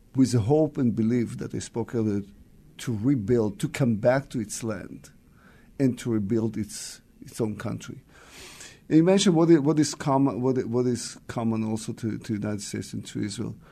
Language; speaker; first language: English; non-native, fluent; Russian